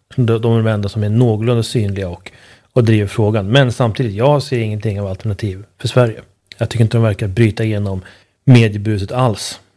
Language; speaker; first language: Swedish; native; Swedish